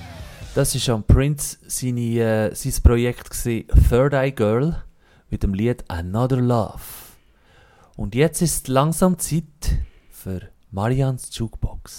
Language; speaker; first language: German; native; German